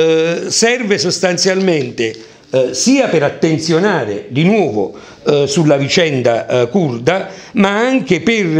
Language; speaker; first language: Italian; native; Italian